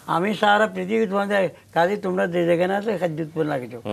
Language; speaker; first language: Bangla; native; Bangla